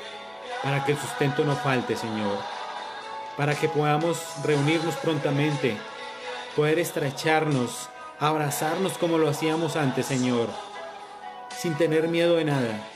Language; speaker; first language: Spanish; native; Spanish